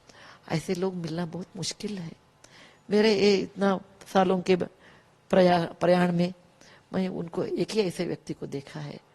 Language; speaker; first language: Hindi; non-native, local second language; Kannada